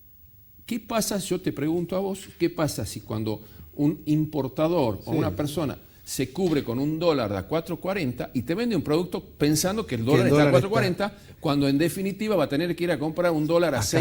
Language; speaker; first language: Spanish; native; Spanish